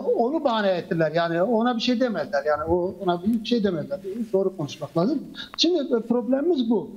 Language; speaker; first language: Turkish; non-native, local second language; Kurdish